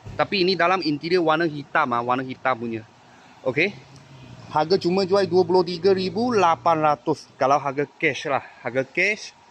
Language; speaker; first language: Malay; non-native, fluent; Chinese